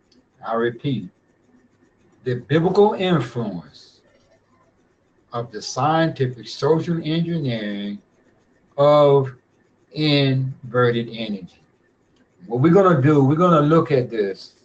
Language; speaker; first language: English; native; English